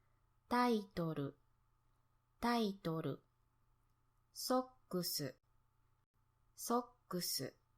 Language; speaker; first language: Japanese; native; Japanese